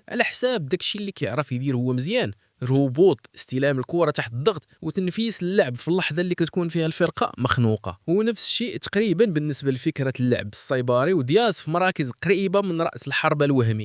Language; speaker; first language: Arabic; native; Arabic